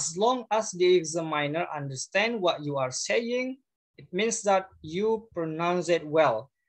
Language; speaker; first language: English; non-native, fluent; Indonesian